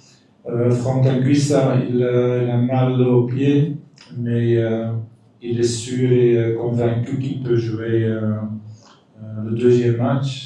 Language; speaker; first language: French; non-native, fluent; Dutch